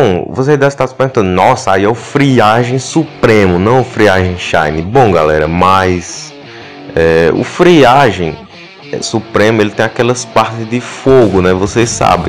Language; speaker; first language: Portuguese; native; Portuguese